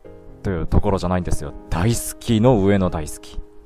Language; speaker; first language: Japanese; non-native, learner; Korean